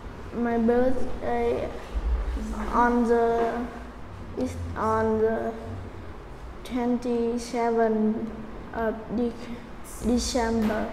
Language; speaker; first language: English; non-native, learner; Vietnamese